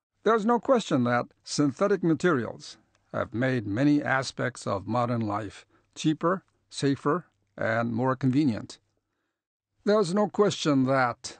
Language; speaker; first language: English; non-native, fluent; Japanese